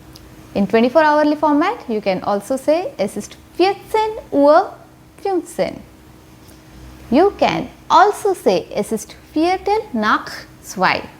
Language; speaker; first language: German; non-native, fluent; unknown